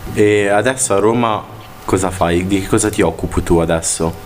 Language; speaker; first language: Italian; native; Italian